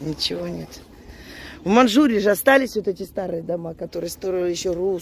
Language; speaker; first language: Russian; native; Russian